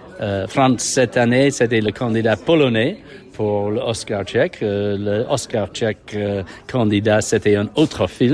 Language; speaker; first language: French; non-native, fluent; English